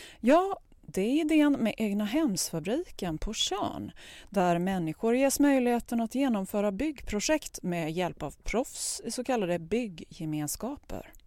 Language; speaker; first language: Swedish; native; Swedish